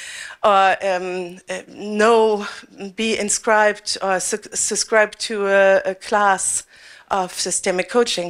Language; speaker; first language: English; non-native, fluent; German